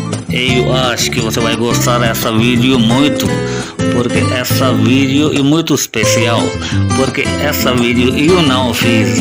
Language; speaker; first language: Portuguese; non-native, learner; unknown